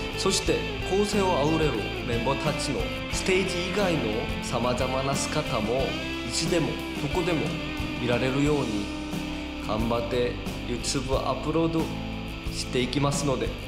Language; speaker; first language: Japanese; non-native, fluent; Korean